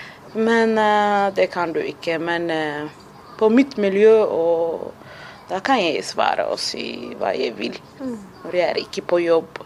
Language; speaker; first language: Norwegian; non-native, fluent; Somali